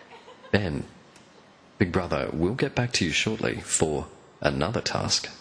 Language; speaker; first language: English; native; English